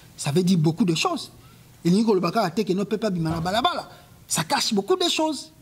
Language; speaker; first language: French; non-native, local second language; Lingala